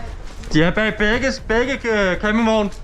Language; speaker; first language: Danish; native; Danish